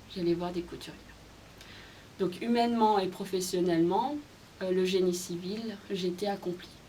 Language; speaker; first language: French; early bilingual, other home language; Khmer